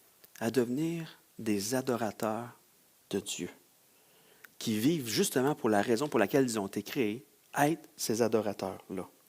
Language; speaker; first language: French; native; French